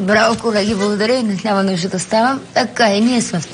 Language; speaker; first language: Bulgarian; native; Bulgarian